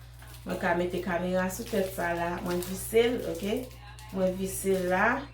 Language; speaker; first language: French; non-native, learner; Haitian Creole